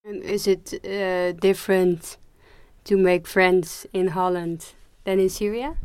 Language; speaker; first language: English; non-native, fluent; Dutch